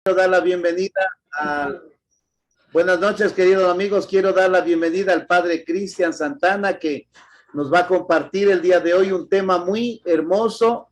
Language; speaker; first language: Spanish; native; Spanish